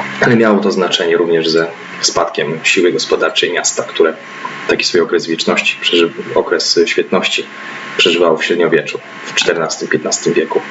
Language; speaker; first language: Polish; native; Polish